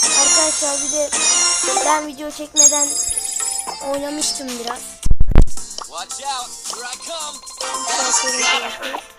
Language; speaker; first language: Turkish; native; Turkish